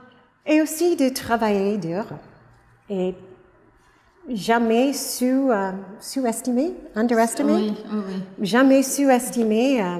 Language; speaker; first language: French; non-native, fluent; English